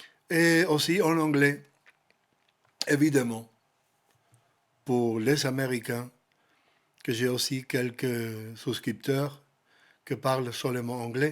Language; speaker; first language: French; non-native, learner; Spanish